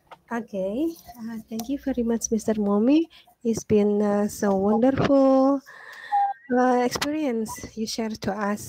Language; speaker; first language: English; non-native, learner; Indonesian